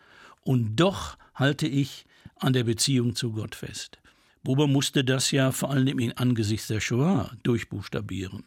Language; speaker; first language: German; native; German